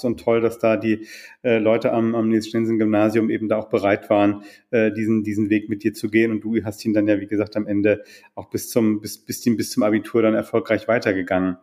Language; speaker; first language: German; native; German